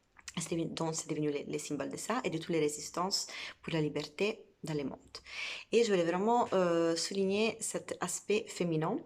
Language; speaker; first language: French; non-native, fluent; Italian